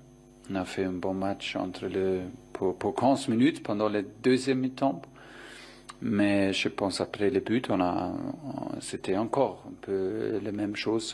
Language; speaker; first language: French; non-native, fluent; German